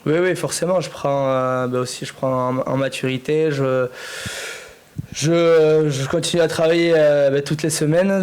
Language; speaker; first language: French; native; French